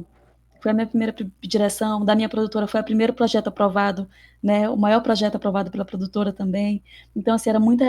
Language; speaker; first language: Portuguese; native; Portuguese